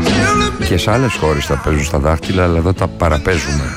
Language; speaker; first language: Greek; native; Greek